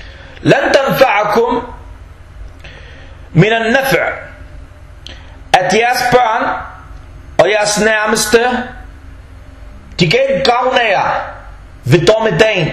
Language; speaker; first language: Danish; early bilingual, other home language; Arabic